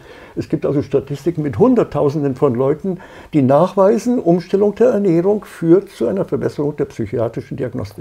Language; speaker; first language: German; native; German